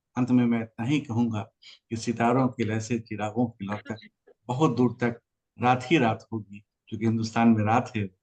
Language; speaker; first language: Hindi; native; Hindi